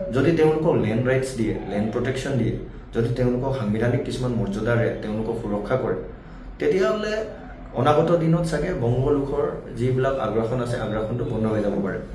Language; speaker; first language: Assamese; non-native, local second language; Mising